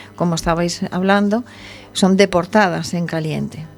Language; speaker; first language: Spanish; native; Spanish